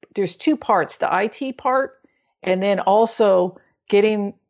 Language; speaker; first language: English; native; English